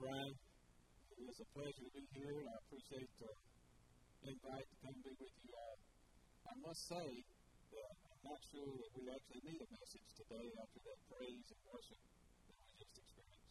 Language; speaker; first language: English; native; English